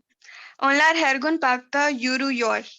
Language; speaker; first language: Turkish; non-native, learner; Urdu